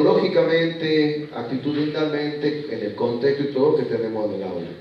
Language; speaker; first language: Spanish; native; Spanish